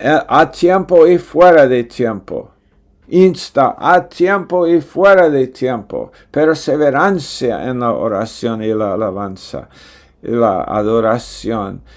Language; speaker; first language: Spanish; non-native, fluent; English